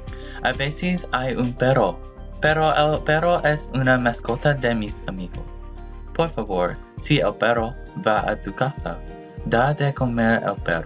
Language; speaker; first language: Spanish; non-native, learner; English